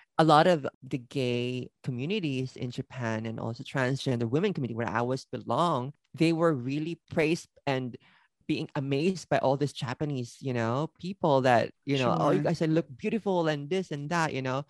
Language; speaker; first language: English; non-native, local second language; Filipino